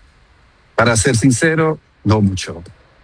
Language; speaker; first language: Spanish; non-native, fluent; Dutch